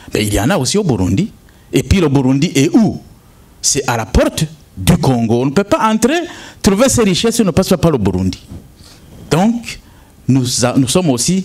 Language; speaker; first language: French; non-native, local second language; Rundi